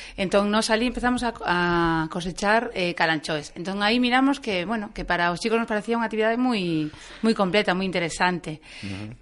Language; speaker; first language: Galician; non-native, local second language; Spanish